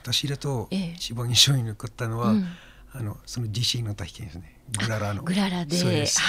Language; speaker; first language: Japanese; non-native, learner; Malay